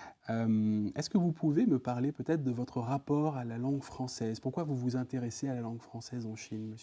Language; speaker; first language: French; native; French